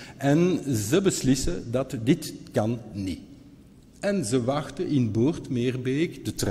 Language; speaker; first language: Dutch; non-native, local second language; French